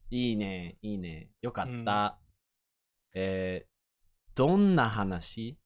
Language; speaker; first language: Japanese; non-native, fluent; English